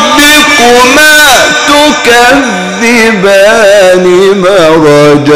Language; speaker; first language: Arabic; native; Arabic